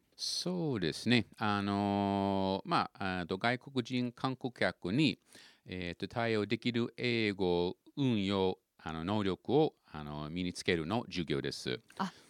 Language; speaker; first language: Japanese; non-native, fluent; English